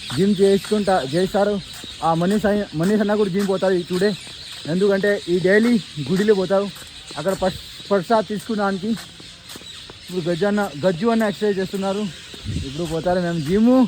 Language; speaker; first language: Telugu; non-native, local second language; Hindi